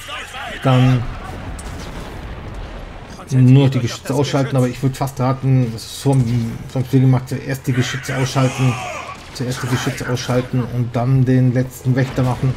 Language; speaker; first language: German; native; German